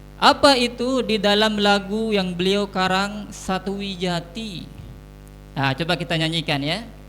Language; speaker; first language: Indonesian; non-native, local second language; Sasak